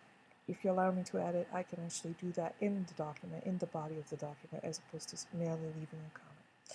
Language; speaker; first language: English; native; English